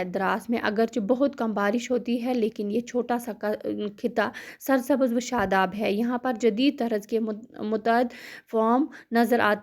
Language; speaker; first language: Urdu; non-native, local second language; Kashmiri